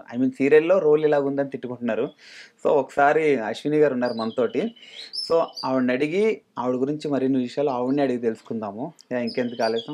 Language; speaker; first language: Telugu; native; Telugu